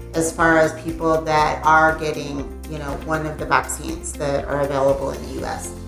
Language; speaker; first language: English; native; English